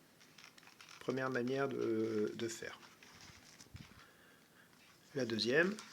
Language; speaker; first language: French; native; French